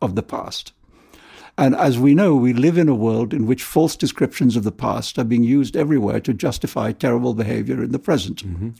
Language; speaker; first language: English; non-native, local second language; Urdu